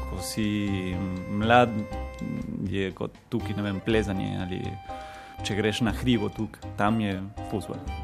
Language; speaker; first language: Slovenian; non-native, learner; Spanish